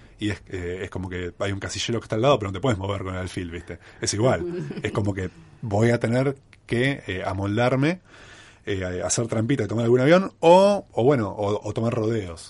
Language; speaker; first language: Spanish; native; Spanish